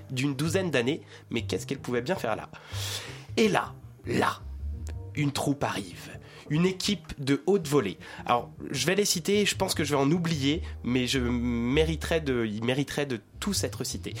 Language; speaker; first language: French; native; French